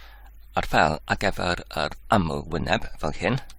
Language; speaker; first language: Welsh; non-native, learner; English